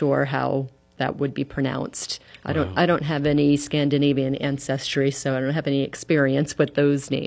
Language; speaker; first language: English; native; English